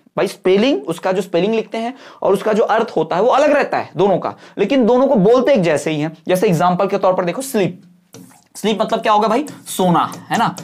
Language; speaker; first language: Hindi; non-native, local second language; Bhojpuri